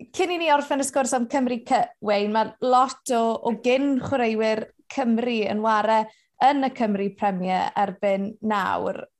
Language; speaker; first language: Welsh; native; Welsh